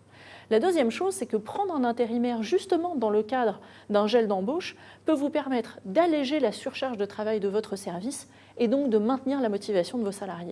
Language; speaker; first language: French; native; French